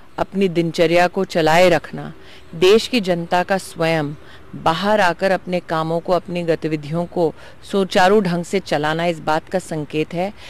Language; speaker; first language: Hindi; native; Hindi